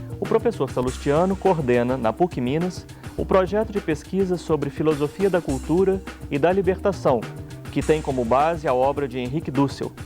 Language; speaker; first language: Portuguese; native; Portuguese